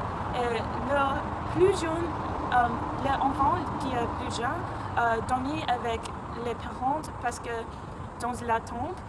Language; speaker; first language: French; non-native, learner; English